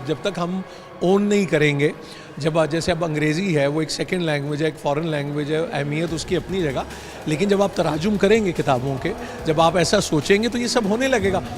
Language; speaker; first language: Urdu; native; Urdu